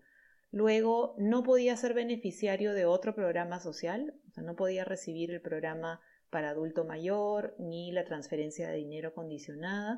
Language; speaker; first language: Spanish; native; Spanish